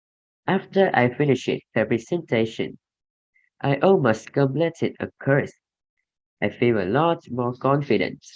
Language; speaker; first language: English; non-native, learner; Vietnamese